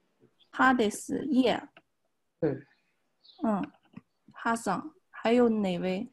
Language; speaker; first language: Japanese; non-native, fluent; Chinese